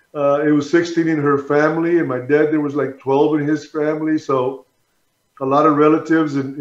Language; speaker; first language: English; native; English